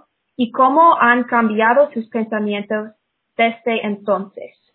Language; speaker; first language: Spanish; non-native, fluent; English